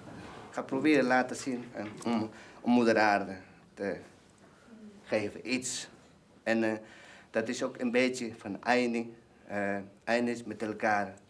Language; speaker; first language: Dutch; non-native, learner; Spanish